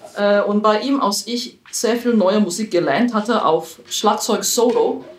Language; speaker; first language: German; non-native, fluent; Chinese